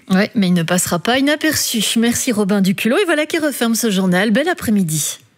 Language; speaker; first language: French; native; French